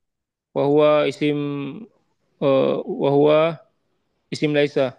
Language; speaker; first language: Arabic; non-native, learner; Indonesian